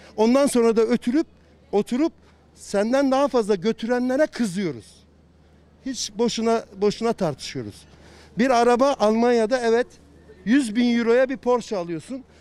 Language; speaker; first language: Turkish; native; Turkish